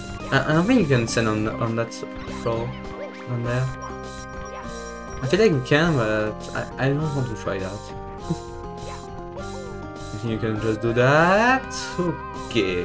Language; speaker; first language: English; non-native, fluent; French